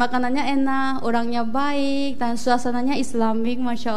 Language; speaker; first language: Indonesian; non-native, fluent; Korean